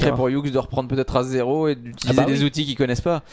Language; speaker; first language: French; native; French